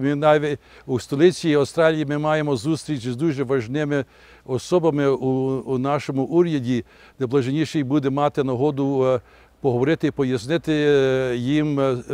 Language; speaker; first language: Ukrainian; early bilingual, heritage; Ukrainian